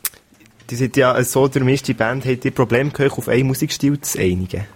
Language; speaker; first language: German; native; German